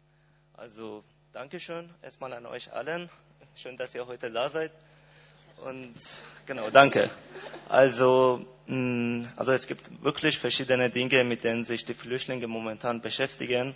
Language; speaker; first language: German; non-native, fluent; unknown